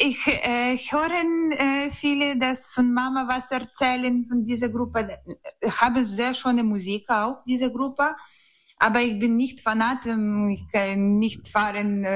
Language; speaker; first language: German; non-native, learner; Ukrainian